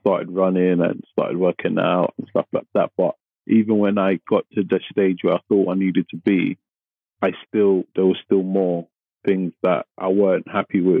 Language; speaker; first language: English; native; English